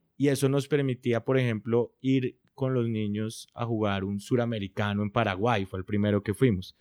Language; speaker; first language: Spanish; native; Spanish